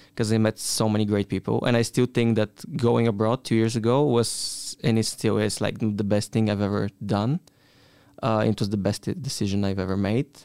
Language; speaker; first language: English; non-native, fluent; Bulgarian